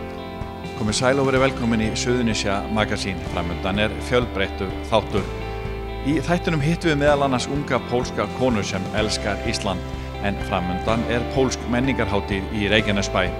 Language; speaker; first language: Icelandic; native; Icelandic